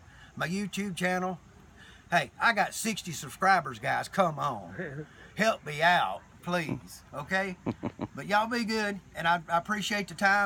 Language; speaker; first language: English; native; English